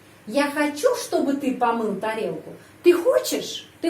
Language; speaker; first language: Russian; non-native, fluent; Indonesian